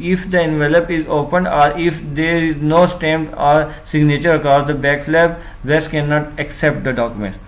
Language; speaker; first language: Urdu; non-native, local second language; Punjabi